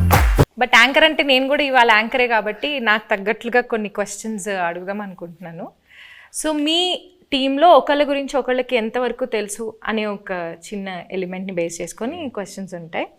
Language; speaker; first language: Telugu; native; Telugu